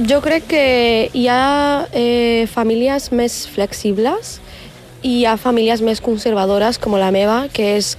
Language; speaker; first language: Catalan; early bilingual, other home language; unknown